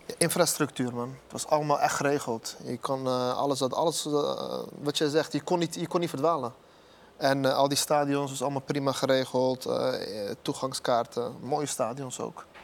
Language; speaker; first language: Dutch; early bilingual, other home language; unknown